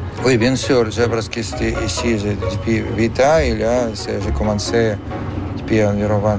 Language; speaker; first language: French; non-native, fluent; Russian